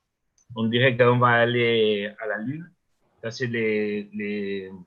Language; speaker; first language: French; non-native, learner; Spanish